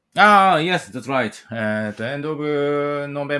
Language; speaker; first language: English; non-native, learner; Japanese